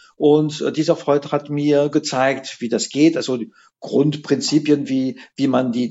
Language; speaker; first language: German; non-native, fluent; French